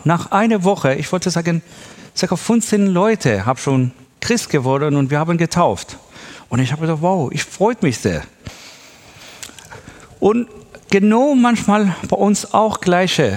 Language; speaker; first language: German; non-native, learner; Persian